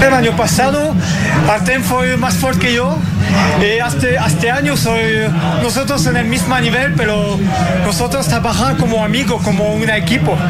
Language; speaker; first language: Portuguese; non-native, learner; French